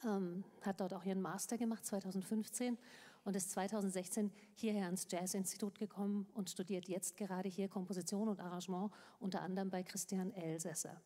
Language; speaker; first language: German; native; German